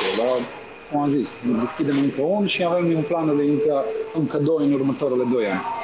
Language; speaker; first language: Romanian; non-native, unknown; Serbian